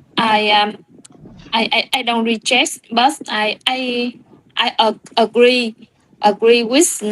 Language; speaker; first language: English; non-native, learner; Vietnamese